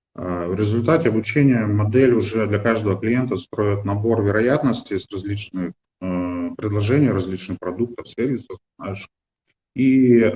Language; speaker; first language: Russian; native; Russian